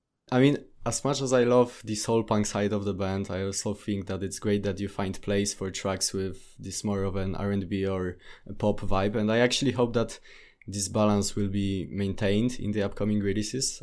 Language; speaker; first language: English; non-native, fluent; Polish